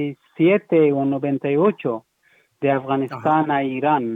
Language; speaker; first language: Spanish; non-native, learner; Persian